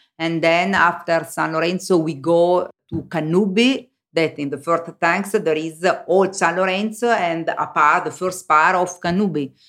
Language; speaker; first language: English; non-native, learner; Italian